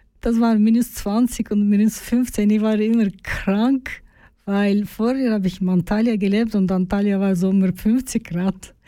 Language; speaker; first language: German; non-native, learner; Turkish